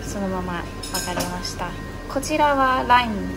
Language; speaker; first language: Japanese; non-native, learner; Thai